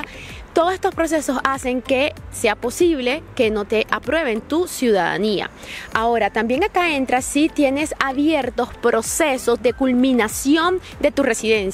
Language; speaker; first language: Spanish; native; Spanish